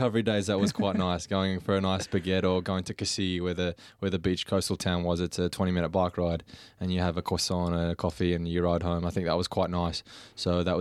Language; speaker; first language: English; native; English